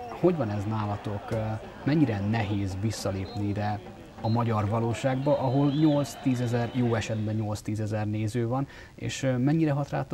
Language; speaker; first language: Hungarian; native; Hungarian